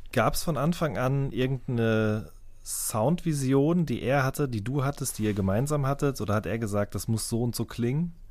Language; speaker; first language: German; native; German